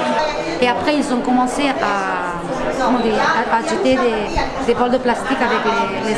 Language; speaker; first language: French; non-native, learner; Catalan